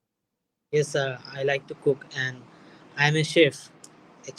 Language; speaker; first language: English; non-native, learner; Bangla